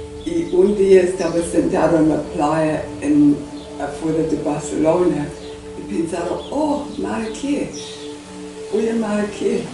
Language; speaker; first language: Spanish; non-native, learner; English